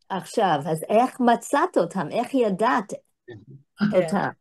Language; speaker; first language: Hebrew; non-native, fluent; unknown